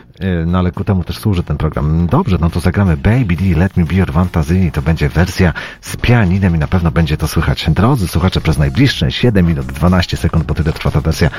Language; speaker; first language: Polish; native; Polish